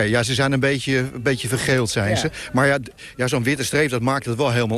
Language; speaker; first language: Dutch; native; Dutch